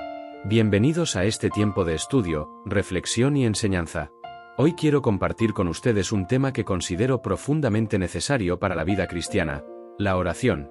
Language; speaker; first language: Spanish; native; Spanish